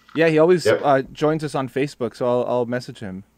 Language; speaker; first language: English; early bilingual, other home language; Spanish